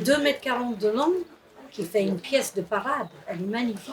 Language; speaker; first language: French; non-native, fluent; English